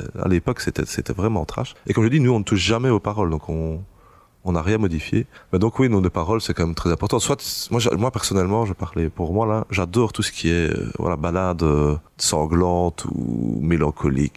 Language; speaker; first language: French; native; French